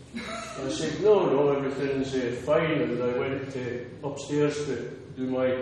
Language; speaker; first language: English; native; English